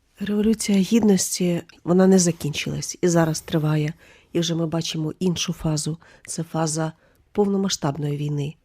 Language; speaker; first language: Ukrainian; native; Ukrainian